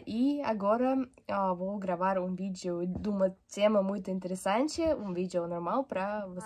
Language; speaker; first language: Portuguese; non-native, fluent; Russian